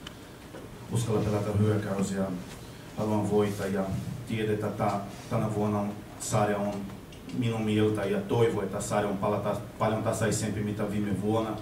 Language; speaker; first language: Finnish; non-native, learner; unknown